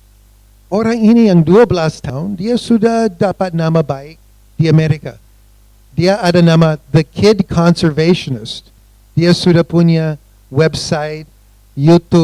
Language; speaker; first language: Indonesian; non-native, fluent; English